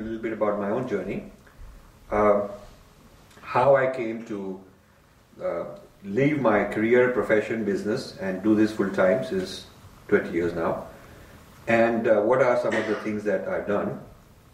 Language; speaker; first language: English; non-native, local second language; Hindi